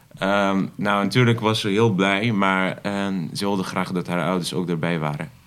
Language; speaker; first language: Dutch; non-native, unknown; Arabic